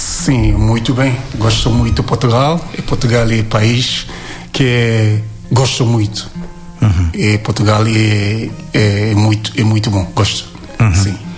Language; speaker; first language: Portuguese; non-native, learner; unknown